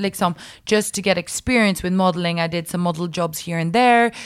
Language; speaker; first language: English; early bilingual, other home language; Swedish